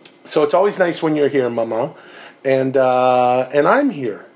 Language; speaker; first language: English; native; English